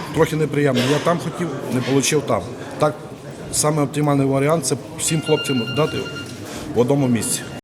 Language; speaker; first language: Ukrainian; native; Ukrainian